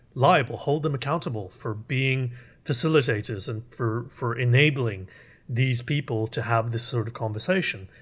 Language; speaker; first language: English; early bilingual, other home language; Urdu